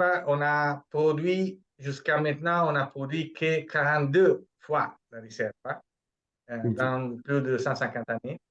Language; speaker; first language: French; non-native, fluent; Italian